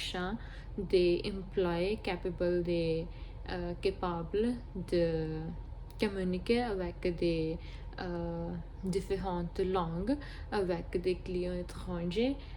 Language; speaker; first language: French; non-native, learner; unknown